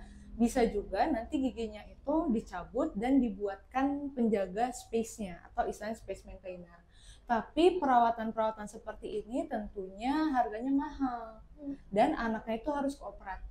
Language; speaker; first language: Indonesian; native; Indonesian